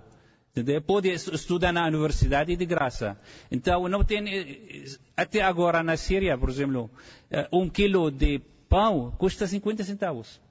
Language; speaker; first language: Portuguese; non-native, fluent; Arabic